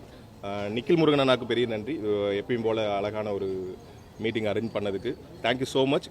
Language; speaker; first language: Tamil; native; Tamil